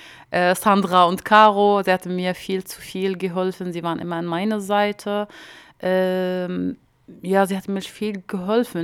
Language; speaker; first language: German; non-native, learner; Arabic